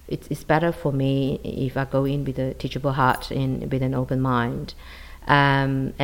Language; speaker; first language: English; non-native, local second language; Cantonese